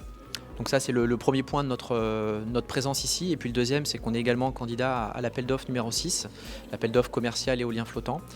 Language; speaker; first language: French; native; French